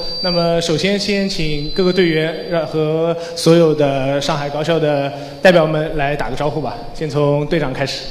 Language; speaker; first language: Chinese; native; Chinese